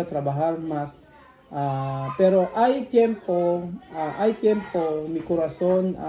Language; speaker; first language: Spanish; non-native, learner; Filipino